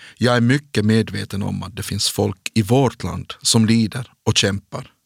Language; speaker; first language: Swedish; native; Swedish